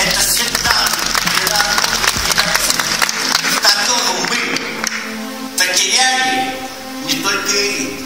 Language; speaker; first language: Russian; early bilingual, heritage; Russian